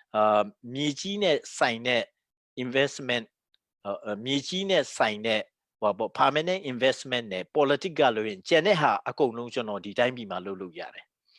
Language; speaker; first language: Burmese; non-native, local second language; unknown